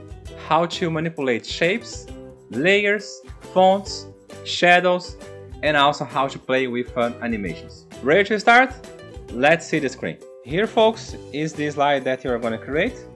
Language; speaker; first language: English; non-native, fluent; Portuguese